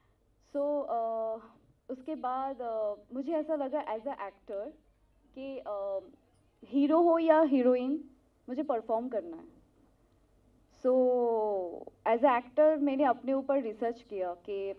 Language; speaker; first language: Hindi; non-native, local second language; Telugu